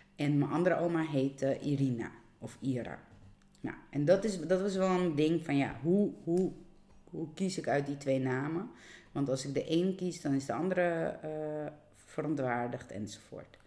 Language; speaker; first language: Dutch; non-native, fluent; Russian